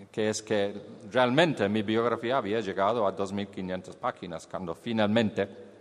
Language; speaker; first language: Spanish; non-native, fluent; English